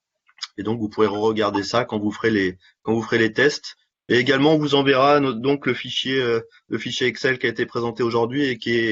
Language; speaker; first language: French; native; French